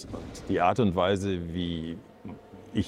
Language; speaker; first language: German; native; German